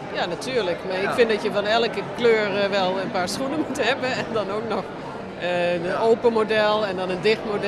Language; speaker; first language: Dutch; native; Dutch